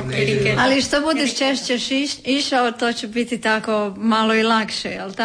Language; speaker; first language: Serbian; native; Serbian